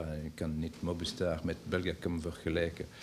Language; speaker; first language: Dutch; non-native, local second language; French